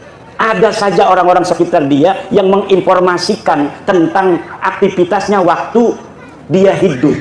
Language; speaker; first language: Indonesian; non-native, local second language; Javanese